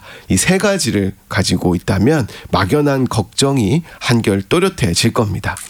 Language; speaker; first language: Korean; native; Korean